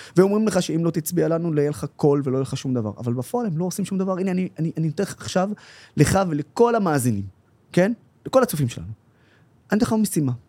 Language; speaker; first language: Hebrew; non-native, local second language; Arabic